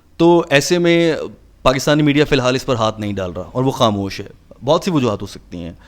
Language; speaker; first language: Urdu; native; Urdu